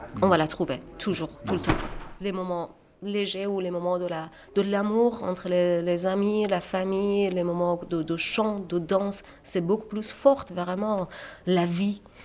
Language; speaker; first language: French; non-native, fluent; Persian